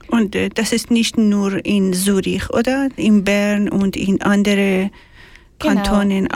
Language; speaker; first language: German; non-native, learner; Persian